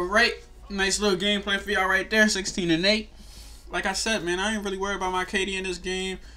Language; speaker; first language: English; native; English